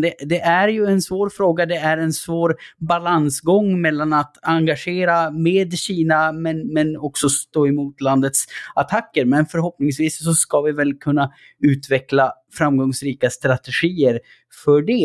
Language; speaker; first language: Swedish; native; Swedish